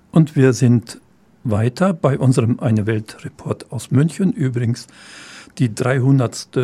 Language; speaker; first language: German; native; German